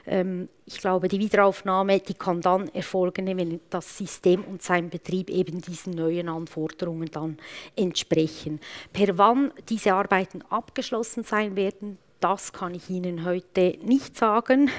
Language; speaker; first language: German; native; German